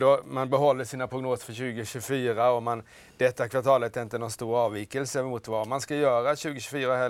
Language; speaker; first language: Swedish; native; Swedish